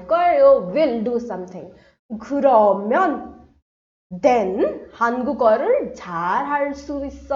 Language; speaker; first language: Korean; non-native, fluent; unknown